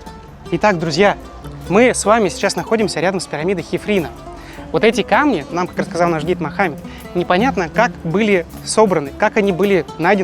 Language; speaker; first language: Russian; native; Russian